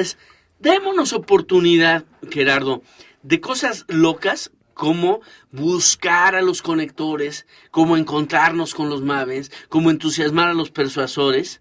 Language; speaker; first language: Spanish; native; Spanish